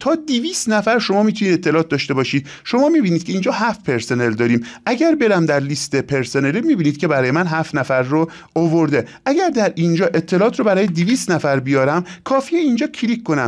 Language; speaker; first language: Persian; native; Persian